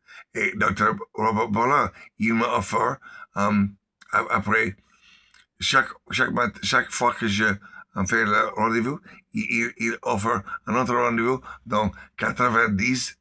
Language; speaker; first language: French; non-native, learner; English